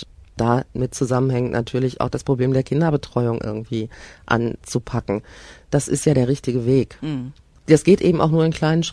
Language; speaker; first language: German; native; German